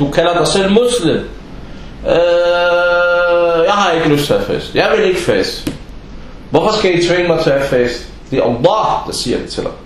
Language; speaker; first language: Danish; non-native, fluent; Arabic